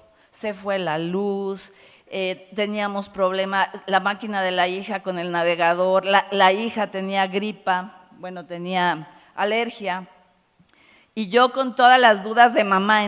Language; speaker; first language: Spanish; native; Spanish